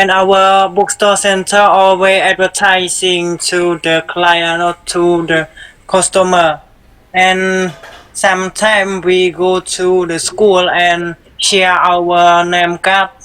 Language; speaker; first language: English; non-native, learner; Khmer